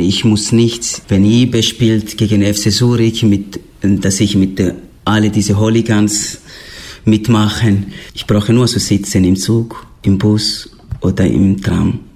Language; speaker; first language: German; non-native, fluent; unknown